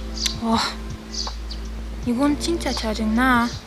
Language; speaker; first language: Korean; non-native, learner; Russian